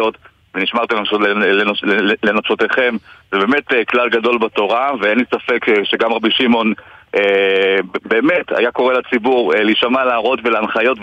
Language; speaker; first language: Hebrew; native; Hebrew